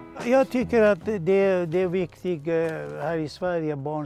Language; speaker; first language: Swedish; non-native, fluent; Persian